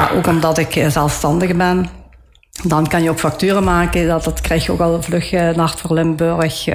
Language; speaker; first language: Dutch; early bilingual, other home language; Italian